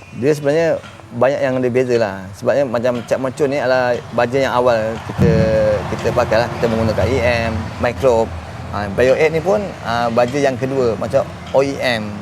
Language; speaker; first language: Malay; native; Malay